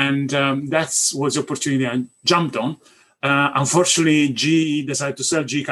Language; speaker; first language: English; non-native, fluent; Italian